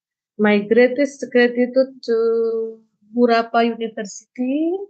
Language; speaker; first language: English; non-native, learner; Indonesian